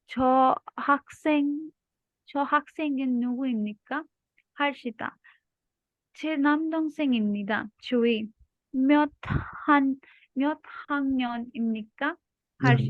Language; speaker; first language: Korean; non-native, learner; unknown